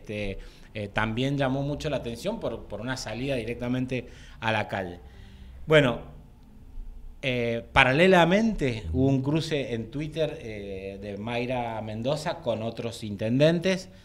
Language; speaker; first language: Spanish; native; Spanish